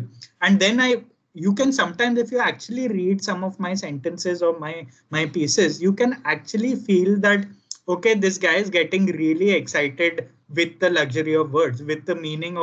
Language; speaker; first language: English; non-native, local second language; Gujarati